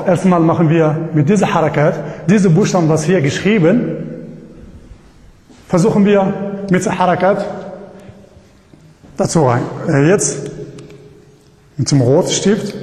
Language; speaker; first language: German; non-native, learner; Arabic